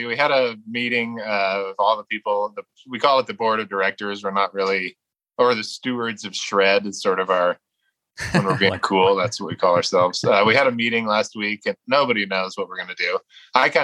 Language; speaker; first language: English; native; English